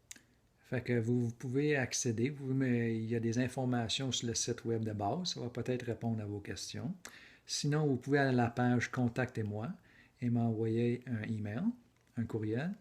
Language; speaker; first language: French; native; French